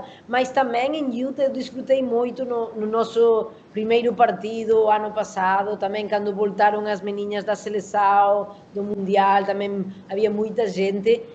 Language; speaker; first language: Portuguese; non-native, learner; Spanish